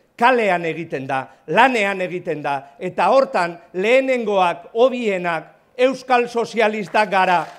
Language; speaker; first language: Spanish; native; Spanish